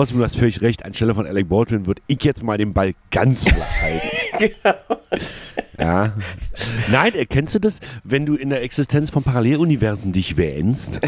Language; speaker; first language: German; native; German